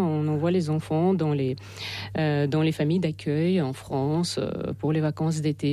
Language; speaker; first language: French; non-native, fluent; Russian